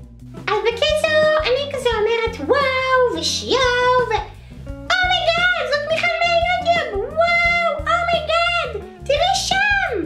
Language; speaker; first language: Hebrew; native; Hebrew